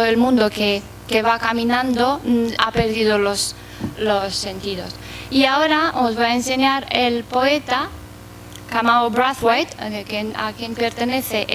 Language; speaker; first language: Spanish; non-native, fluent; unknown